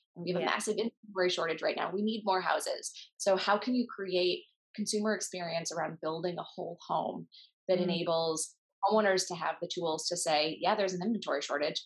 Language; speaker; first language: English; native; English